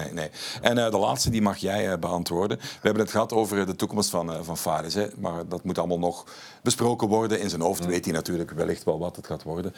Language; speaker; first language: Dutch; native; Dutch